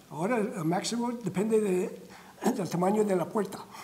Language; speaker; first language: Spanish; non-native, learner; English